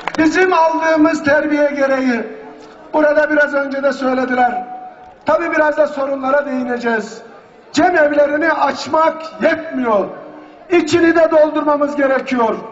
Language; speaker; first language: Turkish; native; Turkish